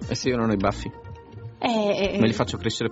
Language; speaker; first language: Italian; native; Italian